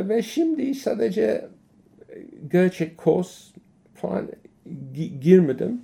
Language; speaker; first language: Turkish; non-native, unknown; English